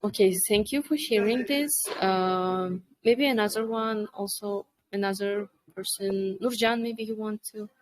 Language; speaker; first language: English; non-native, fluent; Kyrgyz